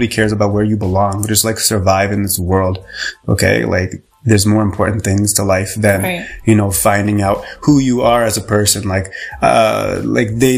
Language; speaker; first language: English; native; English